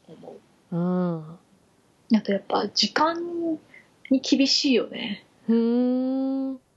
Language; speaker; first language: Japanese; native; Japanese